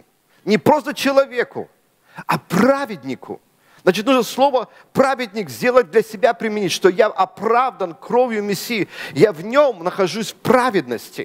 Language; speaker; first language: Russian; native; Russian